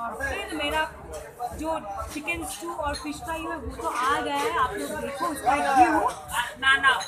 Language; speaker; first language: Hindi; non-native, local second language; Bangla